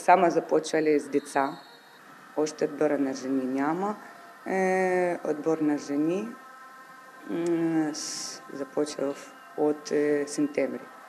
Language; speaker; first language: Bulgarian; non-native, learner; Ukrainian